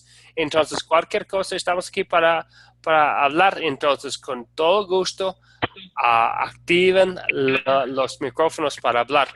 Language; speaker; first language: Spanish; non-native, fluent; English